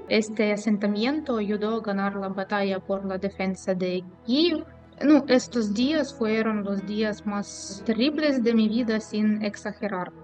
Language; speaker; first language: Spanish; non-native, fluent; Ukrainian